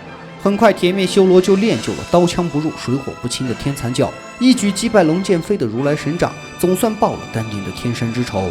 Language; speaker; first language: Chinese; native; Chinese